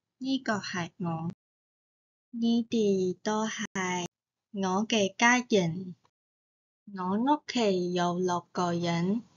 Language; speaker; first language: Cantonese; non-native, learner; Chinese